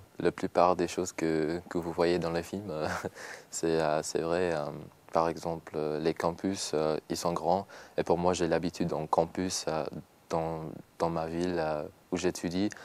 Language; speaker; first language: French; non-native, learner; English